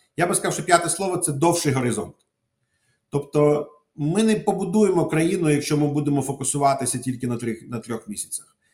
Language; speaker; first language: Ukrainian; non-native, local second language; Russian